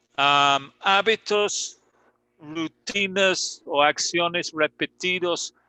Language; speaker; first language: Spanish; non-native, fluent; English